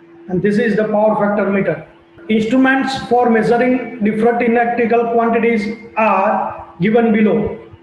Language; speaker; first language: English; non-native, local second language; Gujarati